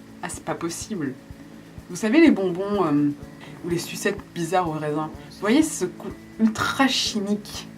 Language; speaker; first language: French; native; French